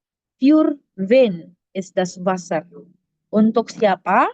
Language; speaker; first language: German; non-native, fluent; Indonesian